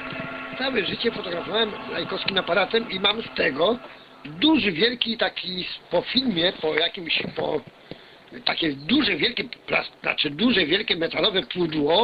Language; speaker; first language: Polish; native; Polish